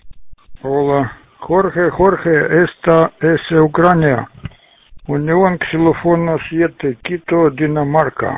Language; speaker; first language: Spanish; non-native, learner; Russian